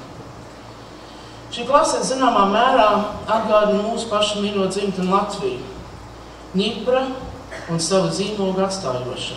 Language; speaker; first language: Latvian; early bilingual, heritage; Latvian